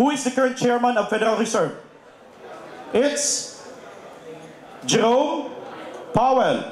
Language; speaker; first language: English; non-native, local second language; Filipino